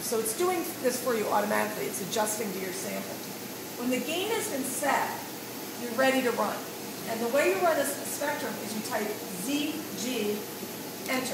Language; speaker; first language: English; native; English